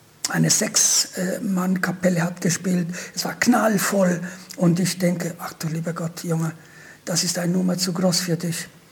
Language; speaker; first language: German; non-native, fluent; Italian